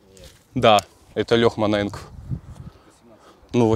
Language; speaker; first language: Russian; native; Russian